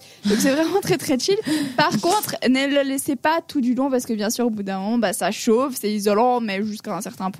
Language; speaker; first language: French; native; French